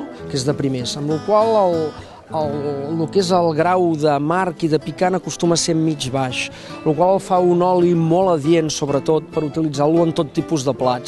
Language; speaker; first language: Catalan; native; Catalan